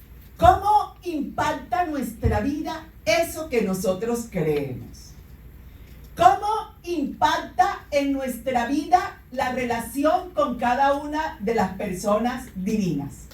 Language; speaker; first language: Spanish; native; Spanish